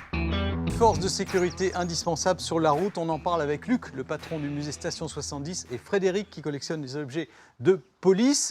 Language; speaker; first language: French; native; French